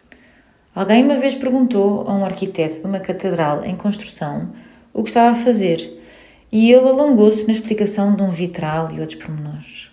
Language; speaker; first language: Portuguese; native; Portuguese